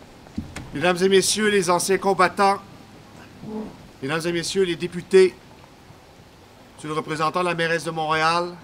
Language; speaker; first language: French; native; French